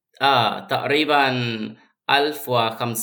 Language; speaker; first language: Arabic; non-native, fluent; English